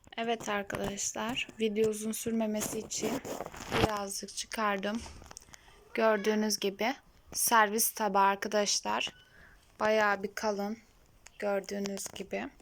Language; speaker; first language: Turkish; native; Turkish